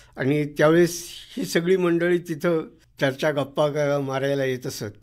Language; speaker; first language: Marathi; native; Marathi